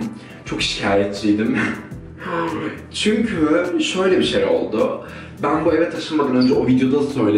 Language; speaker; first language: Turkish; native; Turkish